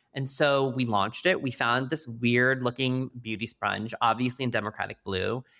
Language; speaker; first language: English; native; English